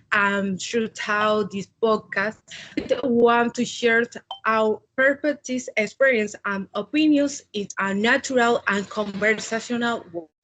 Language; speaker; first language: English; non-native, learner; Spanish